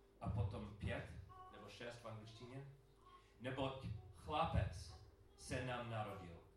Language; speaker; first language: Czech; non-native, learner; English